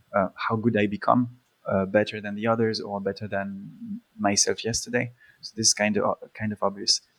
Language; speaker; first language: English; early bilingual, other home language; Polish